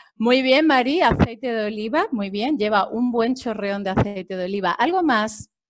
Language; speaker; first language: Spanish; native; Spanish